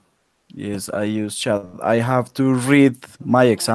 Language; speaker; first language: English; non-native, learner; Spanish